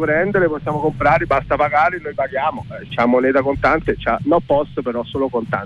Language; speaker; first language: Italian; native; Italian